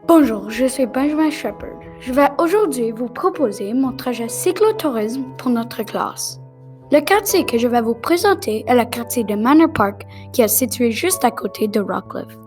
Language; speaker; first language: French; non-native, local second language; English